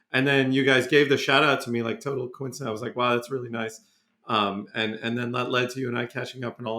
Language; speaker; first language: English; native; English